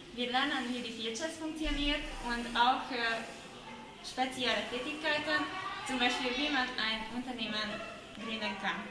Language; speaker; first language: German; non-native, learner; Hungarian